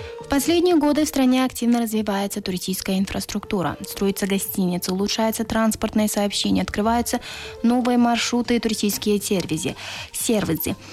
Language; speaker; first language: Russian; non-native, local second language; Tajik